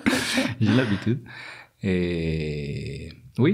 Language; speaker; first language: French; non-native, fluent; Italian